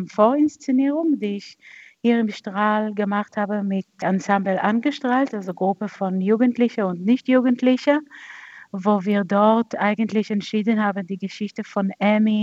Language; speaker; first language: German; non-native, fluent; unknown